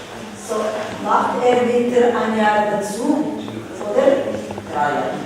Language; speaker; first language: German; non-native, learner; Somali